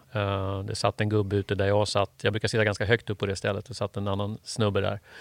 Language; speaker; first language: Swedish; native; Swedish